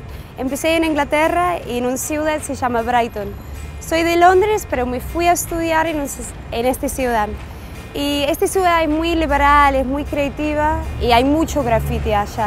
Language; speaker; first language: Spanish; non-native, fluent; English